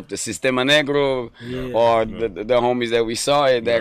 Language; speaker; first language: English; non-native, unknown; Portuguese